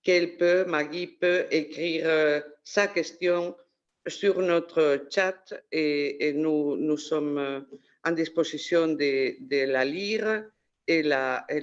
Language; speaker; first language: French; non-native, fluent; Spanish